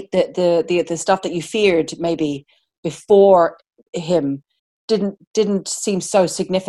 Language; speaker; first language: English; native; English